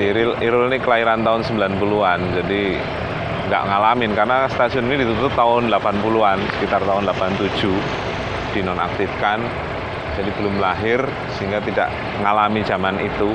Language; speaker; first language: Indonesian; native; Indonesian